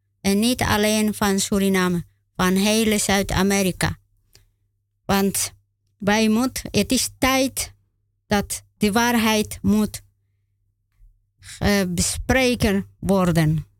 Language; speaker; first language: Dutch; non-native, learner; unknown